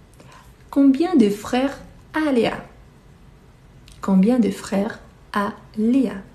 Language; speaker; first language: French; non-native, fluent; Portuguese